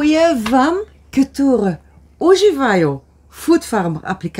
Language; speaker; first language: Polish; non-native, learner; Dutch